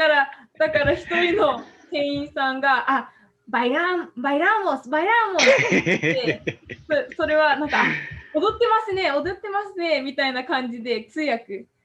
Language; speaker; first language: Japanese; non-native, fluent; English